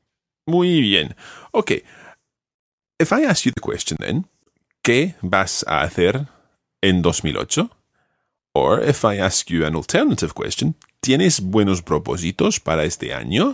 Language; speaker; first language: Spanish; non-native, fluent; English